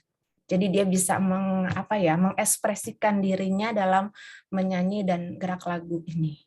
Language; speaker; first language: Indonesian; native; Indonesian